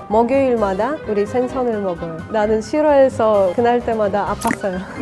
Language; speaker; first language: Korean; non-native, fluent; Russian